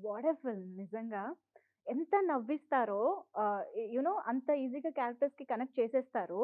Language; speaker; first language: Telugu; native; Telugu